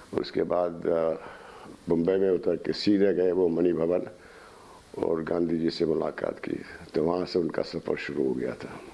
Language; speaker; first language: Hindi; non-native, local second language; Bangla